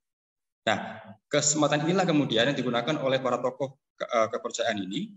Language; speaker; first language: Indonesian; native; Indonesian